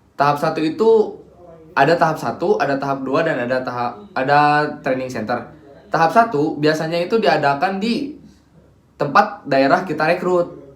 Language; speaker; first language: Indonesian; native; Indonesian